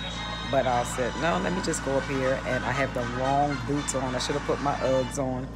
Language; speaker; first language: English; native; English